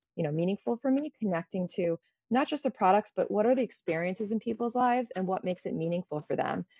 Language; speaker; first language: English; early bilingual, other home language; Croatian